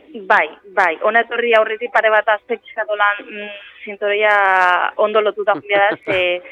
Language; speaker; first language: Basque; native; Basque